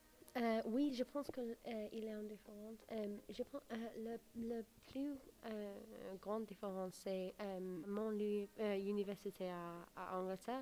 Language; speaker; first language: French; non-native, learner; English